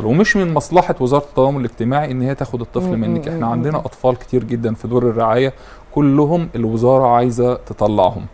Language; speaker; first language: Arabic; native; Arabic